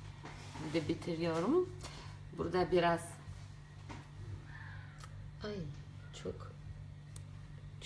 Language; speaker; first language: Turkish; non-native, learner; Russian